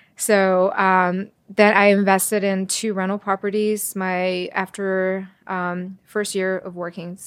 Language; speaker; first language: English; early bilingual, other home language; Chinese